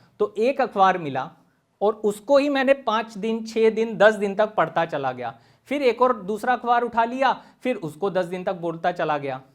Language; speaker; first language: Hindi; native; Hindi